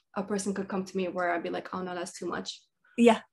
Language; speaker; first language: English; early bilingual, other home language; Russian